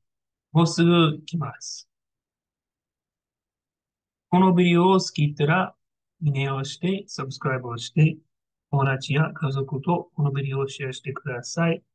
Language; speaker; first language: Japanese; non-native, learner; English